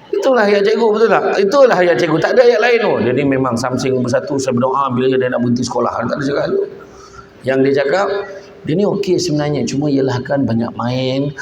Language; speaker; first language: Malay; native; Malay